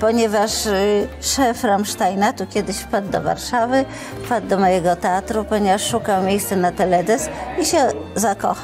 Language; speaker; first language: Polish; native; Polish